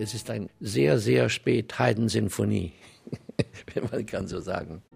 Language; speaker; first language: German; non-native, learner; English